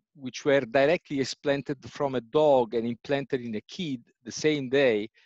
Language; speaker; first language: English; non-native, fluent; Italian